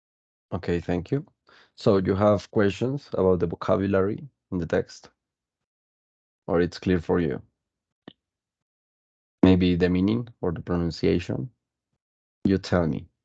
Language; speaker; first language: English; non-native, fluent; Spanish